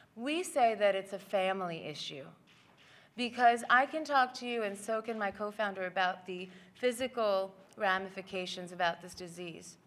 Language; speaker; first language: English; native; English